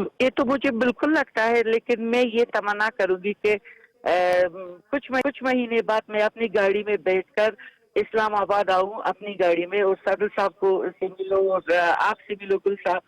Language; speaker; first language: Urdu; non-native, fluent; Persian